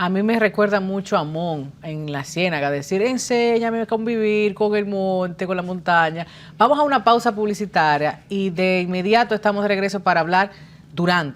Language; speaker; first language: Spanish; native; Spanish